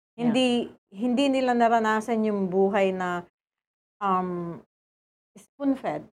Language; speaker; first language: English; non-native, local second language; Filipino